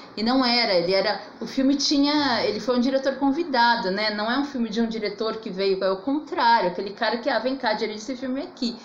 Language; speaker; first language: Portuguese; native; Portuguese